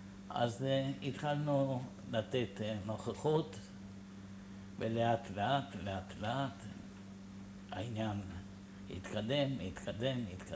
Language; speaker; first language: Hebrew; non-native, fluent; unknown